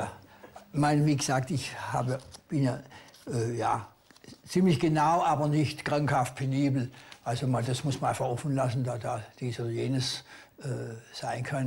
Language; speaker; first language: German; native; German